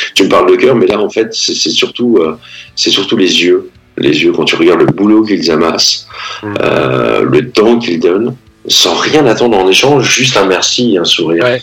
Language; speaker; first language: French; native; French